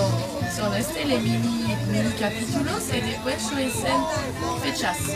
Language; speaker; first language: Spanish; non-native, learner; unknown